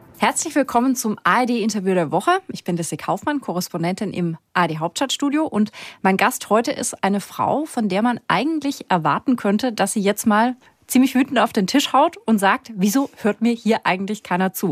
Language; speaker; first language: German; native; German